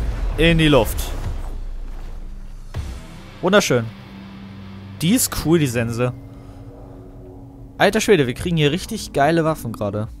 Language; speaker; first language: German; native; German